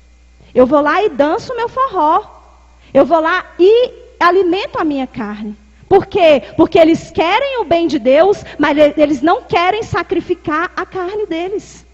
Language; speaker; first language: Portuguese; native; Portuguese